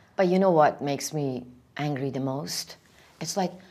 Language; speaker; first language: English; non-native, fluent; Persian